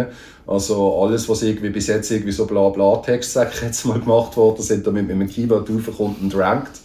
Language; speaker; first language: German; native; German